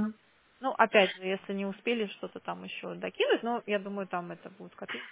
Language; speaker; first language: Russian; native; Russian